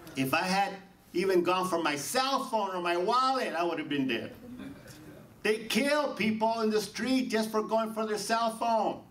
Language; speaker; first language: English; native; English